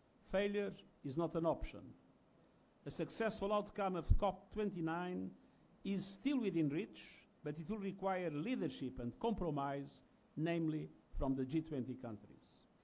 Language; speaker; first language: English; non-native, fluent; Portuguese